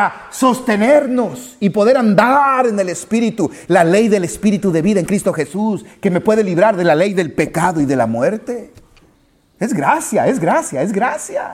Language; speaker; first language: Spanish; native; Spanish